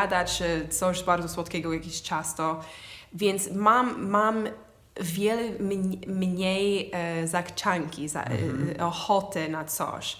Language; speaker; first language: Polish; non-native, fluent; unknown